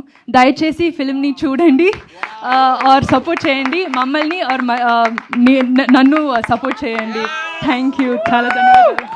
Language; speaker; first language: Telugu; non-native, learner; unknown